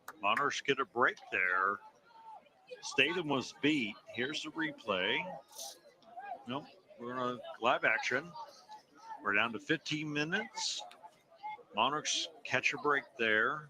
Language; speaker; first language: English; native; English